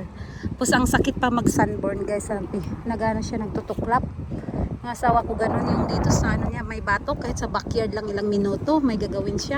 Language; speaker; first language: Filipino; non-native, local second language; Cebuano